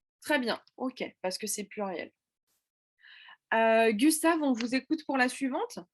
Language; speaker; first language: French; native; French